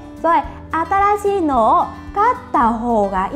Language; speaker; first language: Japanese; non-native, fluent; Vietnamese